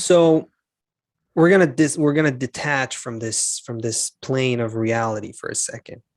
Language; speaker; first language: English; non-native, fluent; Hebrew